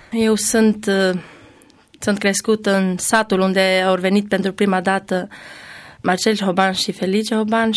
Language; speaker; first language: Romanian; non-native, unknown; Albanian